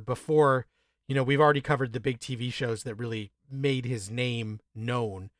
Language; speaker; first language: English; native; English